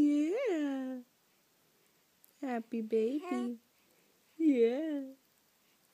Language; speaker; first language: English; early bilingual, other home language; Spanish